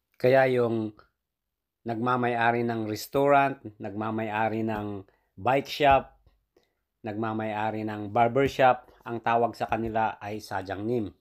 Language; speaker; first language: Filipino; native; Filipino